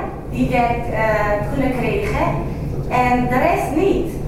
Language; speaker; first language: Dutch; non-native, fluent; Kurdish